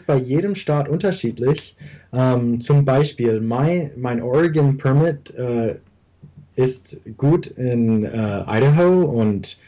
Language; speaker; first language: German; early bilingual, heritage; English